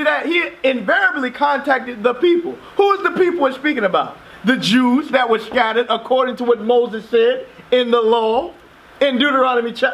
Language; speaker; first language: English; native; English